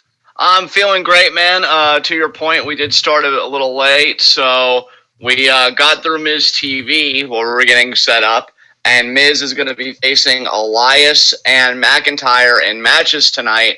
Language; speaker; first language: English; native; English